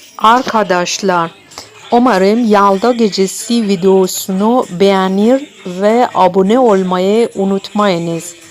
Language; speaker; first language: Turkish; non-native, learner; Persian